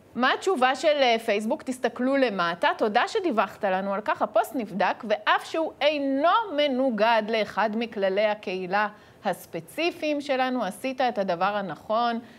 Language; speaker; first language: Hebrew; native; Hebrew